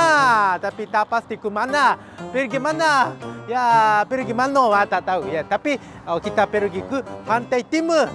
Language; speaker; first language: Indonesian; non-native, learner; Japanese